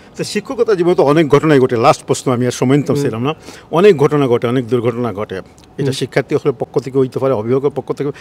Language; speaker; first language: Bangla; native; Bangla